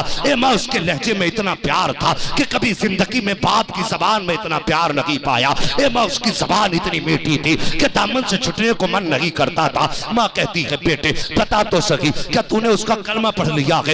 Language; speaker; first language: Urdu; native; Urdu